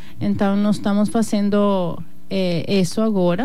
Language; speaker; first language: Portuguese; non-native, learner; Spanish